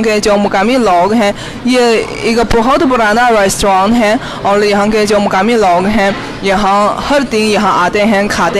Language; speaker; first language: Hindi; non-native, fluent; Chinese